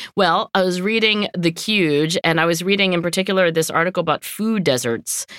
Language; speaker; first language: English; native; English